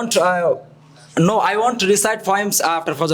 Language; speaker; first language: English; non-native, learner; Bangla